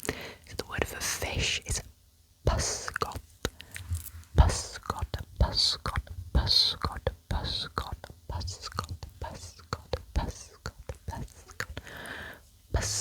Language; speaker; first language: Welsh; non-native, local second language; English